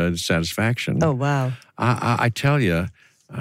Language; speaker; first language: English; native; English